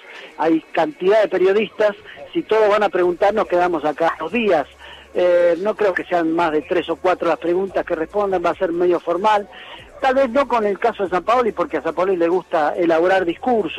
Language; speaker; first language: Spanish; native; Spanish